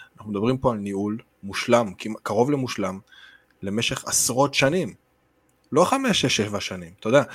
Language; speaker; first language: Hebrew; native; Hebrew